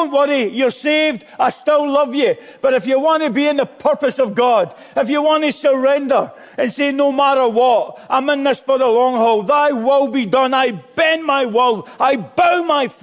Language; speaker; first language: English; native; English